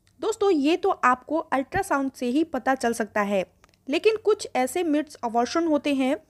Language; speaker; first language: Hindi; native; Hindi